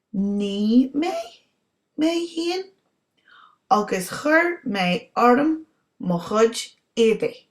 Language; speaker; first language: Irish; non-native, local second language; English